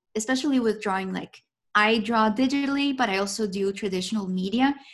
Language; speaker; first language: English; non-native, fluent; Spanish